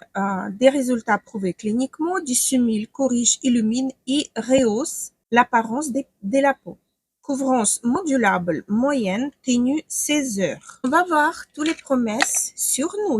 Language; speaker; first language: French; non-native, fluent; Ukrainian